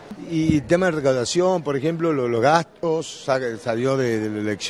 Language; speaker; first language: Spanish; native; Spanish